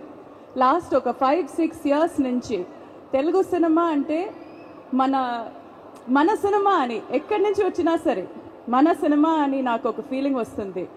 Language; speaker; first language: Telugu; non-native, fluent; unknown